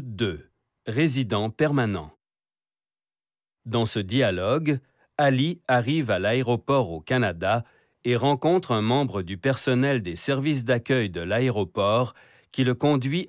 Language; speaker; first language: French; native; French